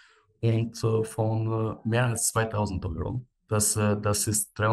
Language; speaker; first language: German; non-native, fluent; Albanian